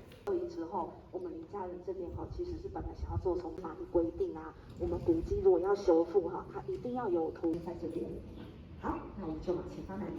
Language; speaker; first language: Chinese; native; Chinese